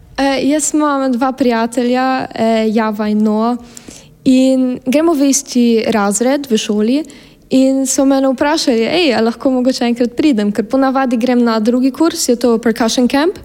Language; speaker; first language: Slovenian; early bilingual, heritage; German